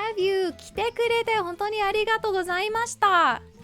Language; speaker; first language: Japanese; non-native, learner; English